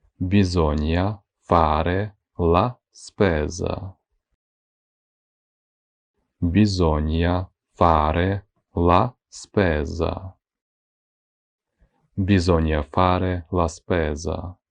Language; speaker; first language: Italian; non-native, fluent; Ukrainian